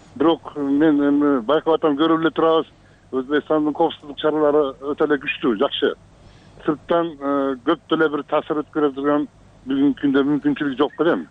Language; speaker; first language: Kyrgyz; non-native, local second language; Uzbek